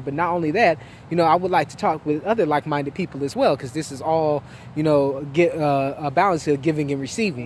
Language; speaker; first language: English; native; English